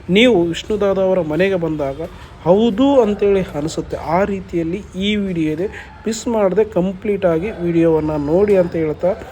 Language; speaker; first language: Kannada; native; Kannada